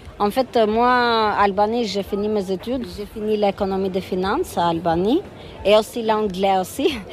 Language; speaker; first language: French; non-native, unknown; Albanian